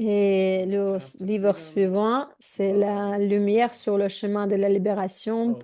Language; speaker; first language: French; non-native, fluent; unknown